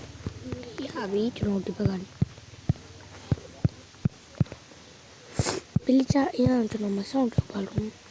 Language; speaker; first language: Burmese; native; Burmese